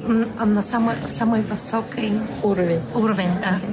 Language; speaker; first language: Russian; non-native, learner; Bulgarian